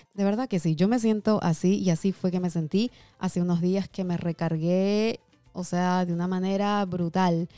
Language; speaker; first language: Spanish; early bilingual, heritage; Spanish